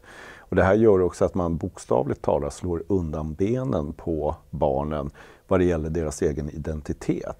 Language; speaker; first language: Swedish; native; Swedish